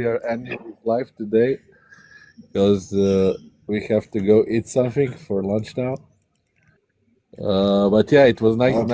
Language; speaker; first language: English; non-native, fluent; Slovenian